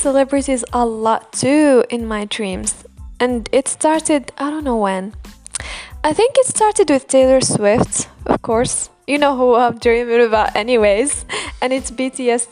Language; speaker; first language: English; non-native, fluent; Arabic